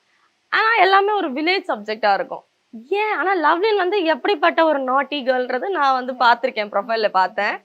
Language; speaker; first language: Tamil; native; Tamil